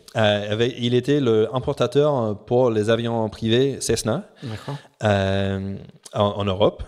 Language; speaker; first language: French; non-native, fluent; English